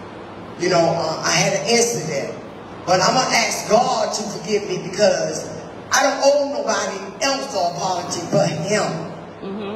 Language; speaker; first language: English; native; English